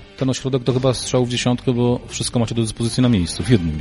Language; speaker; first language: Polish; native; Polish